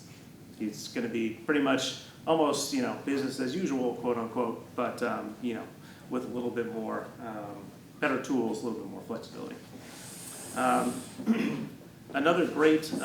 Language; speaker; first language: English; native; English